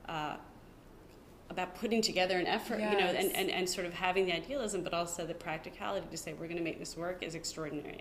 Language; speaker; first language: English; native; English